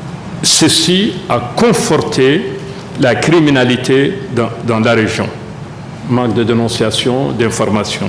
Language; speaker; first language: French; non-native, local second language; Arabic